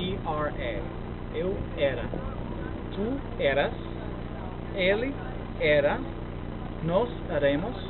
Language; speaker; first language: Portuguese; non-native, learner; English